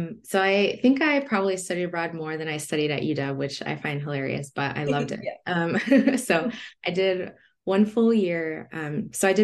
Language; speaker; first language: English; early bilingual, other home language; Spanish